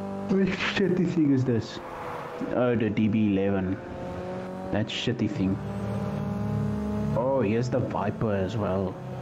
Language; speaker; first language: English; non-native, local second language; Afrikaans